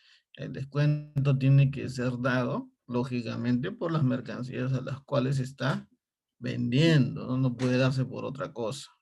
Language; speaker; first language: Spanish; native; Spanish